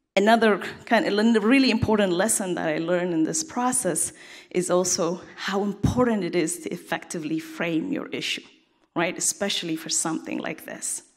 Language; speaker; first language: English; non-native, fluent; Tigrinya